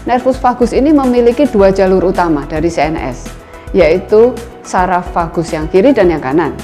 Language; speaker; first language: Indonesian; native; Indonesian